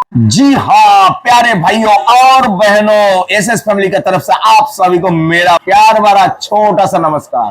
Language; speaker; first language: Hindi; non-native, local second language; Bangla